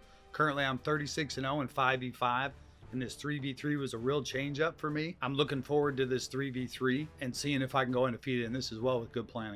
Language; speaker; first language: English; native; English